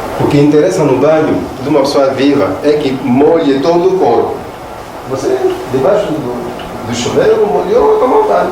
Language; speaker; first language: Portuguese; non-native, local second language; Makhuwa